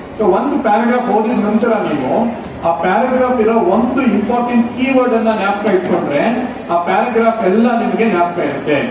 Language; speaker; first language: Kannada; non-native, local second language; Urdu